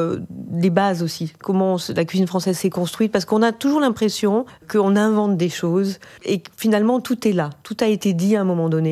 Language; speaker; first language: French; native; French